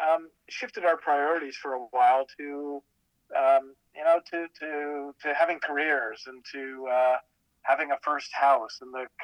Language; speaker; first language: English; native; English